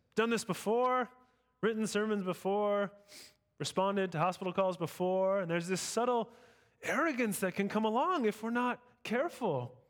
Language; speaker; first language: English; native; English